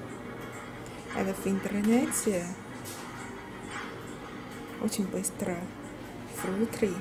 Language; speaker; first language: Russian; non-native, learner; Chinese